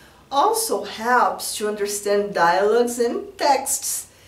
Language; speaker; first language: English; non-native, fluent; Portuguese